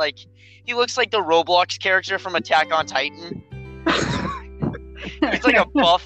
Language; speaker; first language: English; native; English